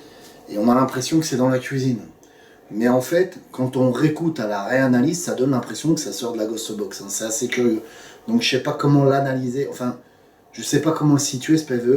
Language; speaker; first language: French; native; French